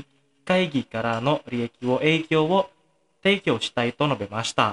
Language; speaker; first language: Japanese; non-native, fluent; Indonesian